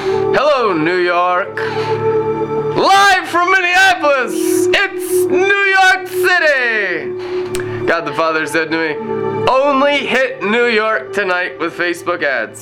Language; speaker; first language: English; native; English